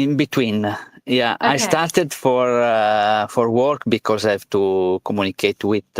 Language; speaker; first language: English; non-native, learner; Italian